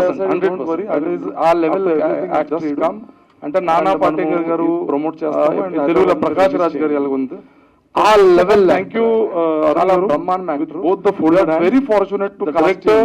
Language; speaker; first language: Telugu; early bilingual, heritage; Telugu